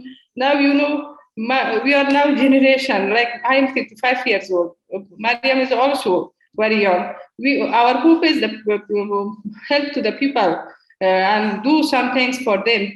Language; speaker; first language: English; non-native, learner; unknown